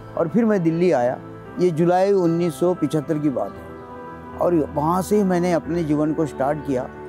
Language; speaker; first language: Hindi; non-native, local second language; Marathi